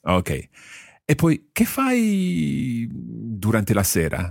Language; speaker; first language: Italian; non-native, fluent; English